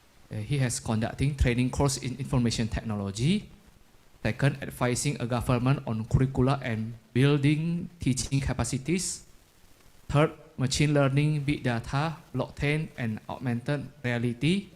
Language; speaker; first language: English; non-native, fluent; Indonesian